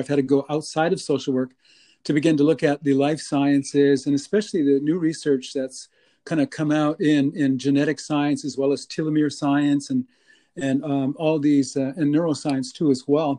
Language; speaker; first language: English; native; English